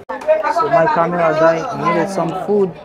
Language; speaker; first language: English; non-native, fluent; Haitian Creole